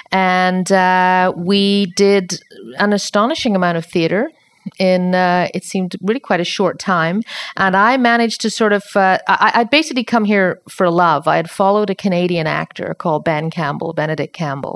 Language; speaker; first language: English; native; English